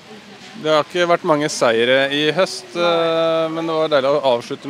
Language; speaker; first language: Norwegian; native; Norwegian